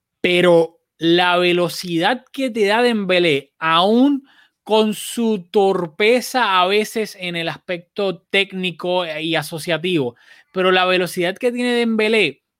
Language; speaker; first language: Spanish; native; Spanish